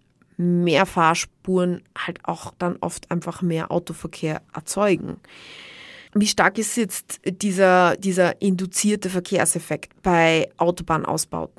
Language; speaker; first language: German; native; German